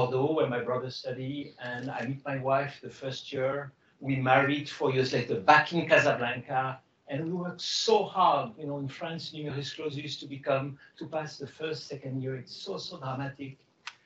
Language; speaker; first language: English; non-native, fluent; Arabic